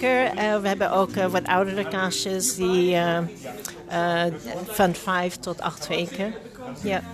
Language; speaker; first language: Dutch; non-native, fluent; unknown